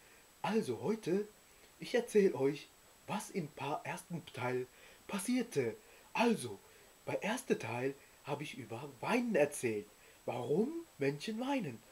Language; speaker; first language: German; early bilingual, other home language; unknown